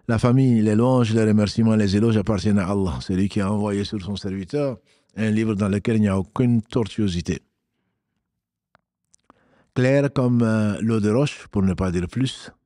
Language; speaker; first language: French; native; French